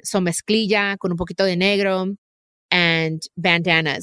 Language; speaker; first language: Spanish; native; Spanish